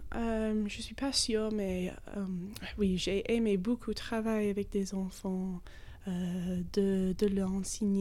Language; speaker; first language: French; non-native, fluent; English